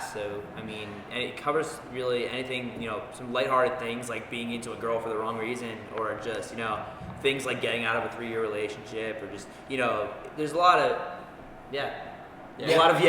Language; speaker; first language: English; native; English